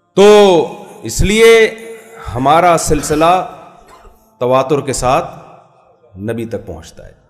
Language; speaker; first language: Urdu; non-native, local second language; Pashto